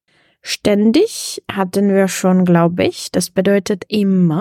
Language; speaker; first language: German; non-native, fluent; Czech